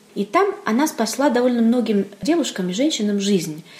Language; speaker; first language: Russian; non-native, local second language; Romanian